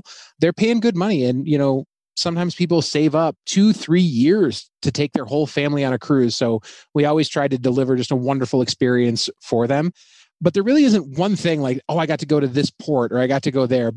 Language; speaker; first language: English; native; English